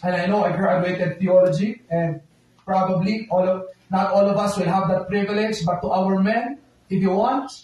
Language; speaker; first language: English; non-native, local second language; Filipino